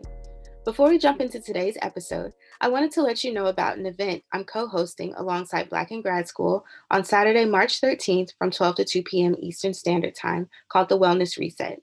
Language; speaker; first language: English; native; English